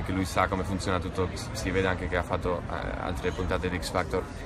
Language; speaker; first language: Italian; non-native, fluent; Spanish